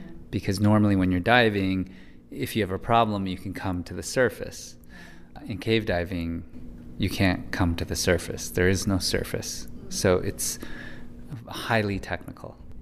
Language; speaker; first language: English; early bilingual, other home language; Chinese